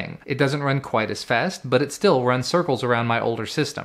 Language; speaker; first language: English; native; English